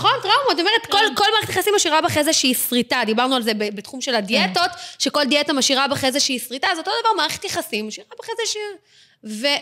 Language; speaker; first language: Hebrew; native; Hebrew